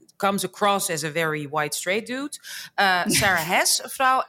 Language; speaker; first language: Dutch; native; Dutch